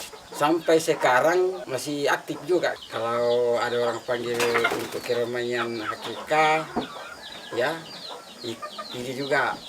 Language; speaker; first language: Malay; non-native, local second language; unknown